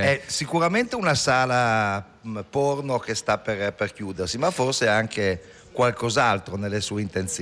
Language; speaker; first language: Italian; native; Italian